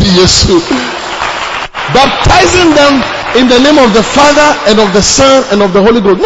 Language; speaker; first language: English; non-native, local second language; Akan